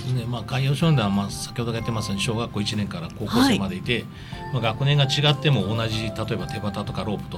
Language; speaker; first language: Japanese; native; Japanese